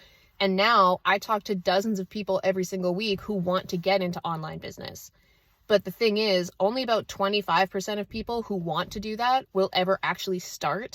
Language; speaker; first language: English; native; English